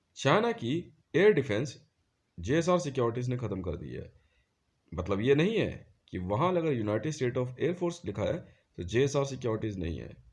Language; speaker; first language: Hindi; native; Hindi